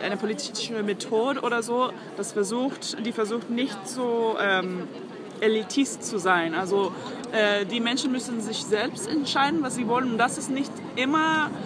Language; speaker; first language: German; non-native, learner; Spanish